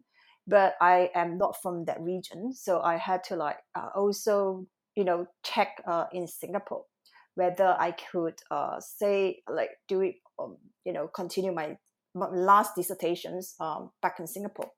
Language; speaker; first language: English; non-native, local second language; Cantonese